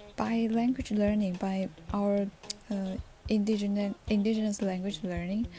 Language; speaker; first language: English; non-native, fluent; Chinese